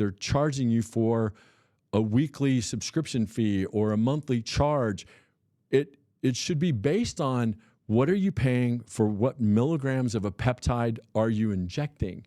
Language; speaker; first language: English; native; English